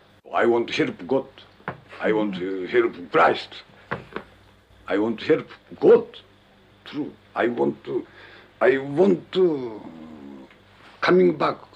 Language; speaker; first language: English; non-native, learner; Japanese